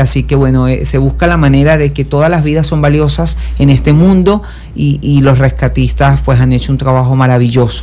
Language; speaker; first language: Spanish; native; Spanish